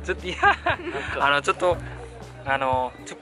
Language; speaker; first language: Japanese; non-native, fluent; Indonesian